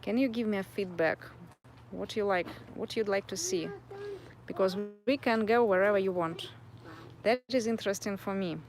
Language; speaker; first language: English; non-native, fluent; Russian